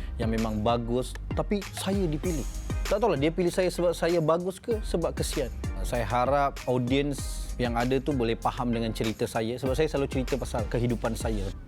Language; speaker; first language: Malay; native; Malay